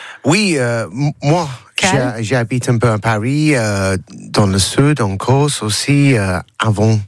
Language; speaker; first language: French; non-native, learner; English